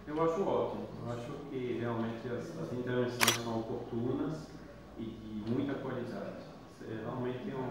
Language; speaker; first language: Portuguese; non-native, fluent; French